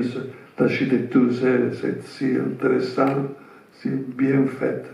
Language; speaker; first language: French; non-native, fluent; Italian